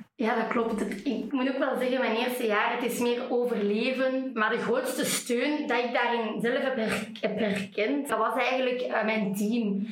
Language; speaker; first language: Dutch; native; Dutch